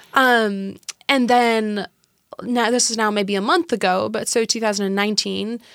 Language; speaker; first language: English; native; English